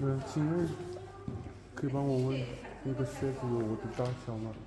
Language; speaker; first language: Chinese; non-native, learner; English